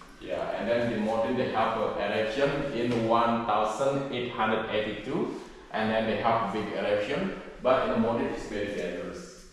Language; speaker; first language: English; non-native, learner; Balinese